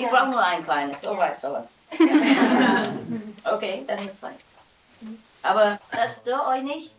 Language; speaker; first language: German; non-native, learner; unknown